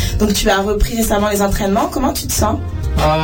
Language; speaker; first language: French; non-native, fluent; Portuguese